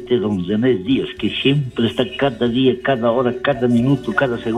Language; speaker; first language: Spanish; native; Spanish